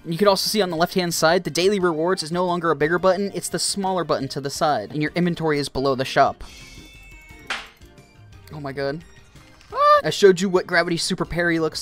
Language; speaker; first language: English; native; English